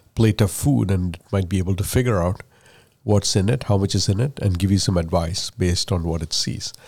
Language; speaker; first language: English; non-native, local second language; Malayalam